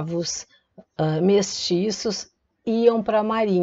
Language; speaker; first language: Portuguese; native; Portuguese